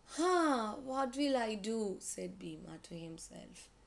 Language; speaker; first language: English; non-native, local second language; Tamil